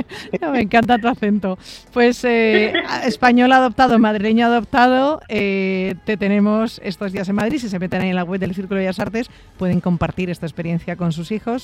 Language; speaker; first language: Spanish; native; Spanish